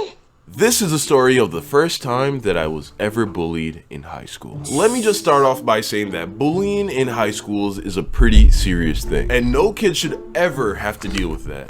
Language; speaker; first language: English; native; English